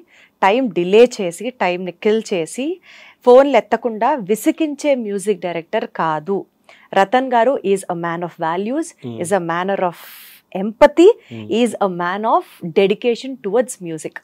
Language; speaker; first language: Telugu; native; Telugu